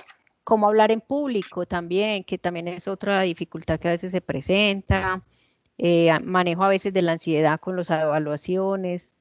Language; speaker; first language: Spanish; native; Spanish